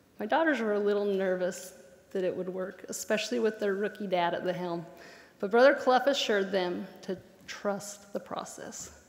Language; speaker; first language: English; native; English